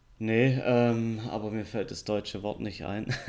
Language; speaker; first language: German; native; German